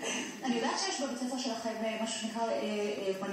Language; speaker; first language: Hebrew; native; Hebrew